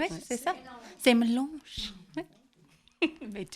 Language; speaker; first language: French; non-native, learner; English